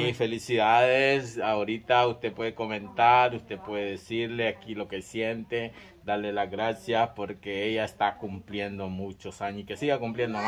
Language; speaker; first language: Spanish; native; Spanish